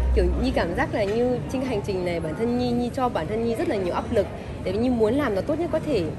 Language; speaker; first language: Vietnamese; early bilingual, heritage; Vietnamese